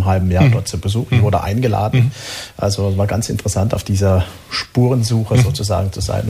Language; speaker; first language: German; native; German